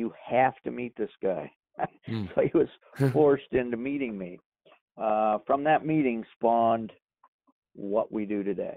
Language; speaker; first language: English; native; English